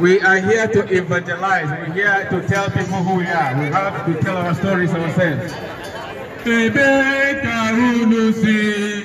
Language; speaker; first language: English; non-native, local second language; Igbo